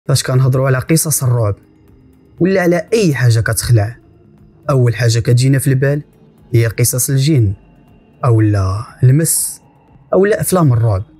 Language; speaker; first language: Arabic; native; Arabic